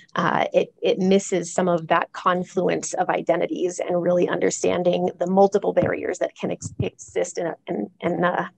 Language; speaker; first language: English; native; English